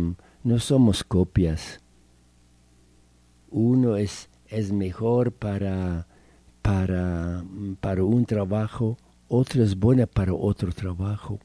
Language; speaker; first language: Spanish; non-native, fluent; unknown